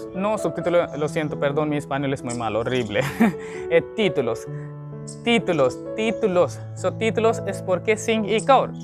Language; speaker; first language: Spanish; non-native, learner; Hindi